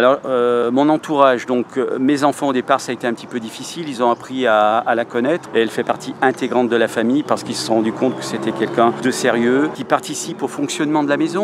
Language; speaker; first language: French; native; French